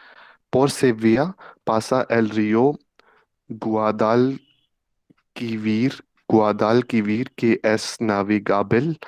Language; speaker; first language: Spanish; non-native, learner; Hindi